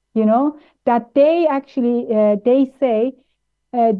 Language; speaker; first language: English; non-native, fluent; German